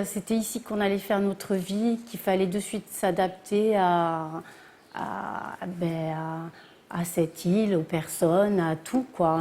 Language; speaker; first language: French; early bilingual, other home language; Portuguese